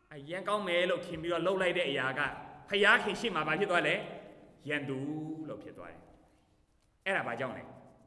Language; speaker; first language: Burmese; non-native, local second language; Kachin